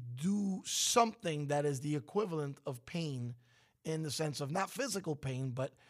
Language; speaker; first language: English; early bilingual, other home language; Spanish